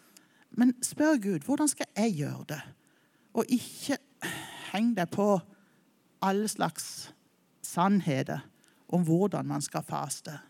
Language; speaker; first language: Norwegian; native; Norwegian